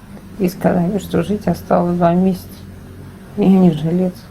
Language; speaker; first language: Russian; native; Russian